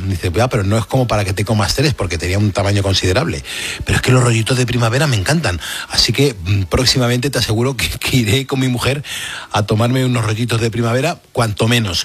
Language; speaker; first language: Spanish; native; Spanish